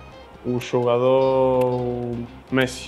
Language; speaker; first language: Portuguese; non-native, learner; Spanish